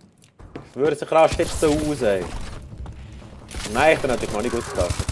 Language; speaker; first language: German; native; German